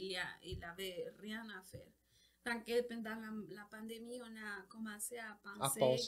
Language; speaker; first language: French; non-native, learner; Spanish